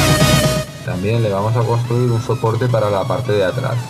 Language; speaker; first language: Spanish; native; Spanish